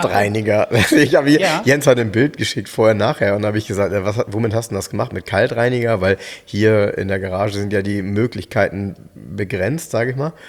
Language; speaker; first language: German; native; German